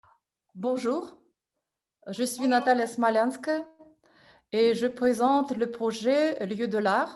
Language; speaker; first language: French; non-native, fluent; Russian